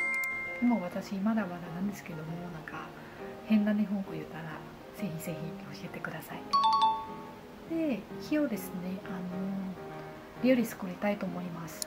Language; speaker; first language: Japanese; non-native, learner; Lao